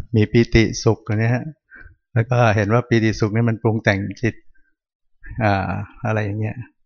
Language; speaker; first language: Thai; native; Thai